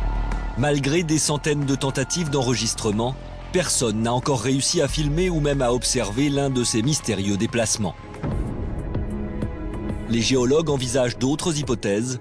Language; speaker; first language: French; native; French